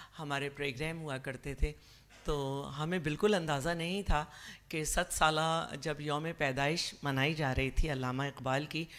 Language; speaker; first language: Urdu; native; Urdu